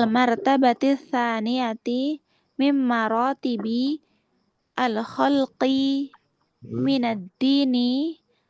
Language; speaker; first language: Arabic; non-native, learner; Indonesian